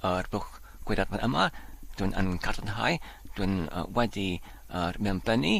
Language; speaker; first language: Welsh; non-native, learner; English